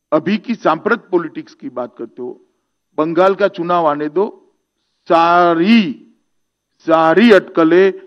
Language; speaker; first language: Hindi; non-native, local second language; Gujarati